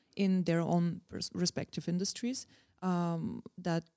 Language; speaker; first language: English; non-native, fluent; Bulgarian